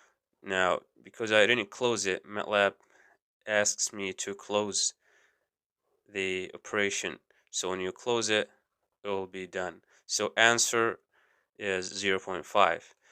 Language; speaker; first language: English; non-native, fluent; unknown